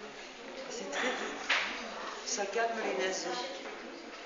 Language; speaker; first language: French; native; French